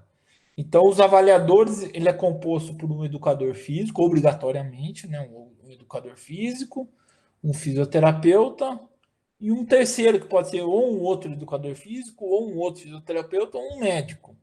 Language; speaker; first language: Portuguese; native; Portuguese